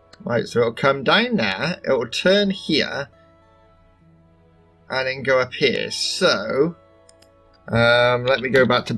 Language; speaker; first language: English; native; English